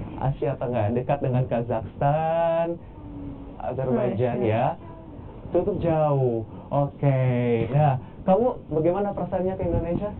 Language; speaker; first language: Indonesian; native; Indonesian